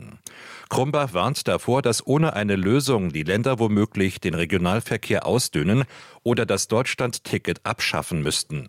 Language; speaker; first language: German; native; German